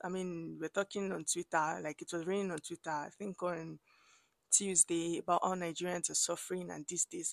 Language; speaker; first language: English; non-native, local second language; Yoruba